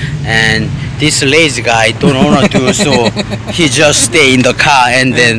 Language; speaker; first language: English; non-native, learner; Korean